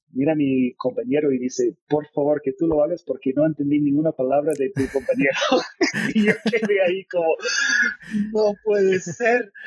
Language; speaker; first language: Spanish; non-native, fluent; English